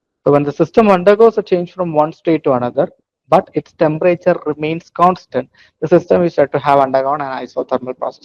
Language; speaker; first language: English; non-native, local second language; Malayalam